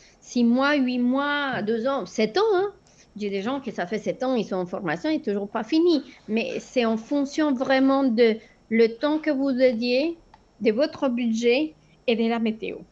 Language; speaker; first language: French; non-native, fluent; Spanish